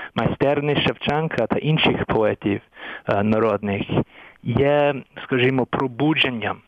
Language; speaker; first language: Ukrainian; non-native, fluent; English